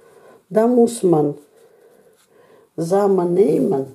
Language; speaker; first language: German; non-native, learner; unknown